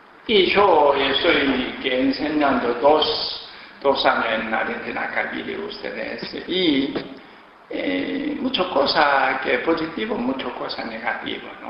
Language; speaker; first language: Spanish; non-native, learner; Korean